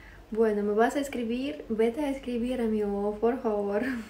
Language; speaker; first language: Spanish; non-native, fluent; Russian